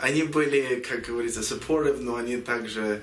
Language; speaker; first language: Russian; early bilingual, heritage; Russian